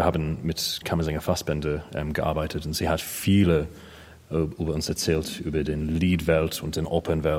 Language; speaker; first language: German; non-native, learner; English